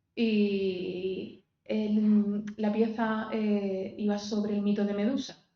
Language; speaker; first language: Spanish; native; Spanish